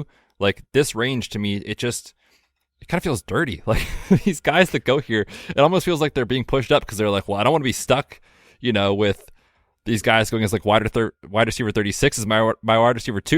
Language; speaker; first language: English; native; English